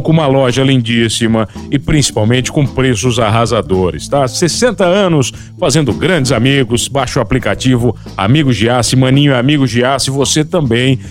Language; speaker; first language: Portuguese; native; Portuguese